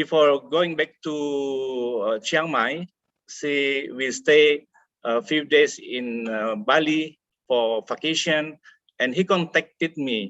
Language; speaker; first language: English; non-native, fluent; Indonesian